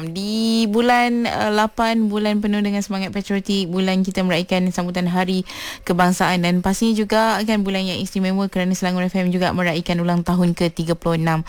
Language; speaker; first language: Malay; native; Malay